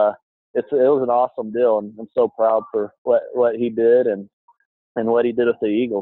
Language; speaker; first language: English; native; English